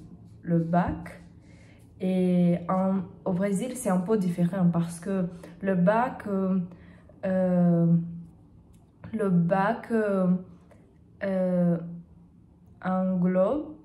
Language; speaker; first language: French; non-native, learner; Portuguese